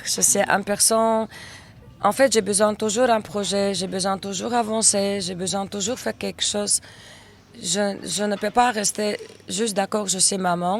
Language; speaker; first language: French; non-native, learner; Russian